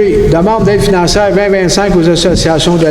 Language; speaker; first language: French; native; French